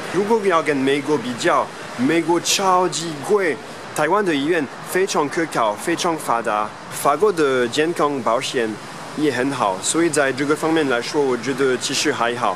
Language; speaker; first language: Chinese; non-native, fluent; French